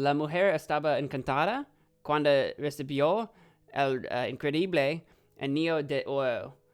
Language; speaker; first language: Spanish; non-native, learner; English